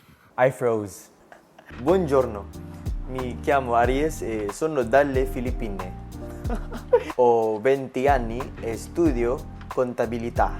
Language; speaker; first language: Italian; non-native, learner; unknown